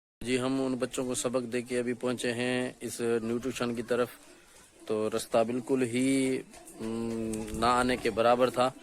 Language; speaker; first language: Urdu; non-native, local second language; Sindhi